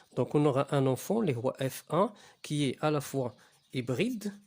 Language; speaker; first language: French; non-native, local second language; Arabic